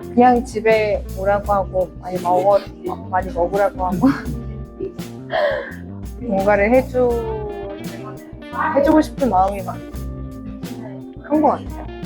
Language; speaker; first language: Korean; non-native, fluent; Mongolian